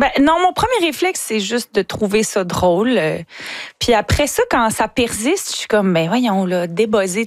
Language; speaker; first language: French; native; French